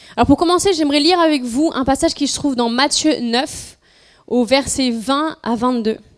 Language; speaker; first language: French; non-native, fluent; Spanish